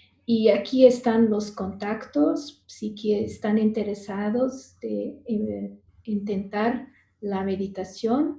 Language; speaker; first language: Spanish; non-native, fluent; Portuguese